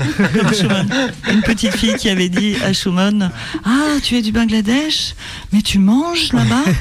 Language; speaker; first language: French; native; French